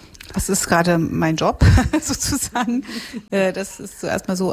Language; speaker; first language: German; native; German